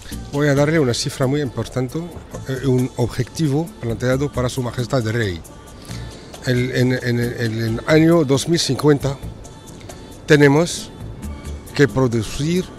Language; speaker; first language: Spanish; non-native, fluent; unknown